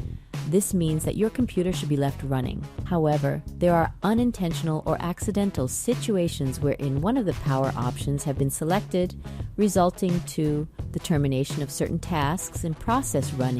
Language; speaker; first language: English; non-native, local second language; Filipino